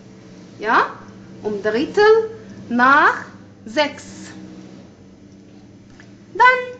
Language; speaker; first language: German; non-native, fluent; Arabic